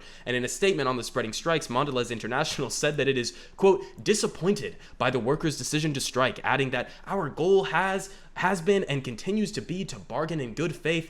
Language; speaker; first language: English; native; English